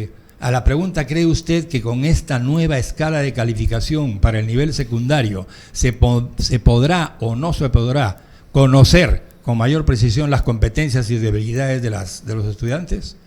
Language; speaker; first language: Spanish; native; Spanish